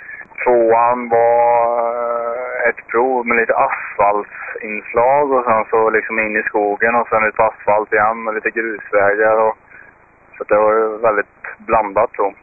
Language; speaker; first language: Swedish; native; Swedish